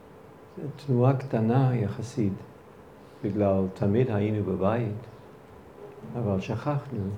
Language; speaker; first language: Hebrew; non-native, fluent; English